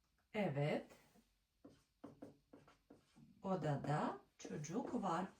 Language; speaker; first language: Turkish; non-native, learner; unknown